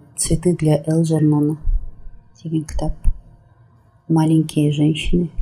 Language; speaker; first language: Russian; non-native, local second language; Kazakh